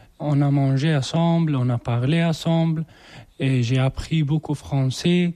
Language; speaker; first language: French; non-native, learner; Persian